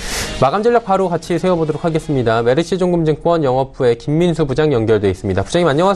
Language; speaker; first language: Korean; native; Korean